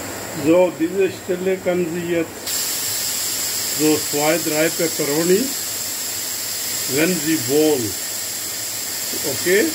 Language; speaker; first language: German; non-native, learner; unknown